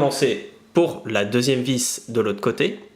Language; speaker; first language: French; native; French